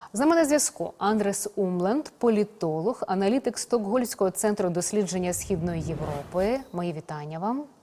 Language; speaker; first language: Ukrainian; native; Ukrainian